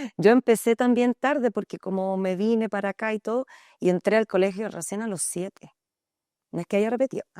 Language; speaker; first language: Spanish; early bilingual, other home language; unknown